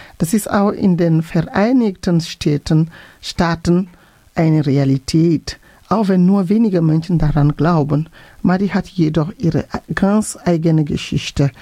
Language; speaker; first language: German; non-native, fluent; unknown